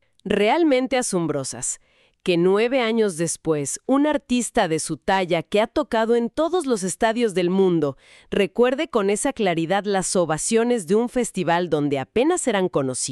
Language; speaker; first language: Spanish; native; Spanish